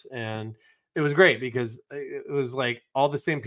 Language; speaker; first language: English; native; English